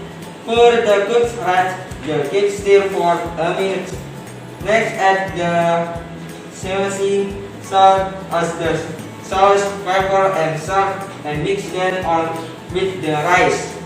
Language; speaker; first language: English; non-native, learner; Indonesian